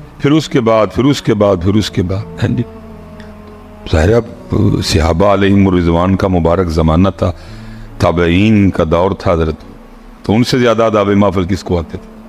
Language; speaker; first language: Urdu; non-native, local second language; Punjabi